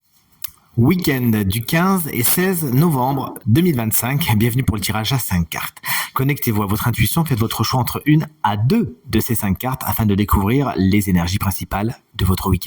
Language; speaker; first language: French; native; French